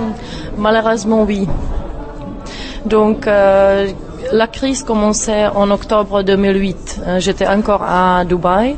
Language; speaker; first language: French; non-native, fluent; Czech